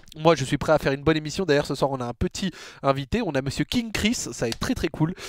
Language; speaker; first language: French; native; French